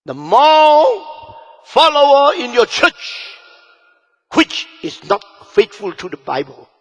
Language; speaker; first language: English; non-native, fluent; Indonesian